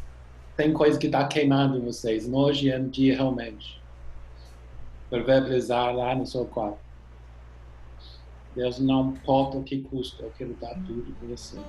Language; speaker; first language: Portuguese; non-native, fluent; English